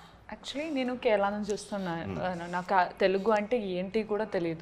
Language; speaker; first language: Telugu; non-native, learner; Malayalam